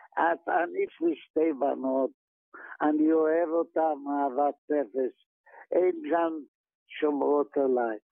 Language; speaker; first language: Hebrew; non-native, fluent; Yiddish